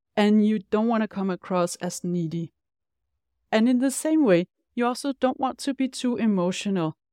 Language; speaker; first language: English; non-native, fluent; Danish